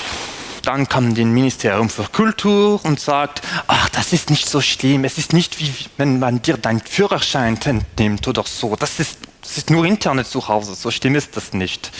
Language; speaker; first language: German; non-native, fluent; French